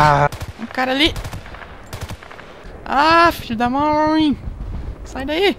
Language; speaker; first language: Portuguese; native; Portuguese